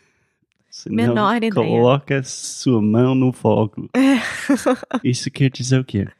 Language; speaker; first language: Portuguese; non-native, fluent; English